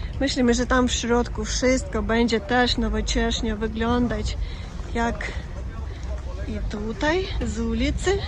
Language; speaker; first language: Polish; non-native, learner; Ukrainian